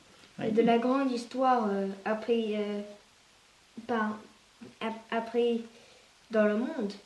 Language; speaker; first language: French; early bilingual, other home language; English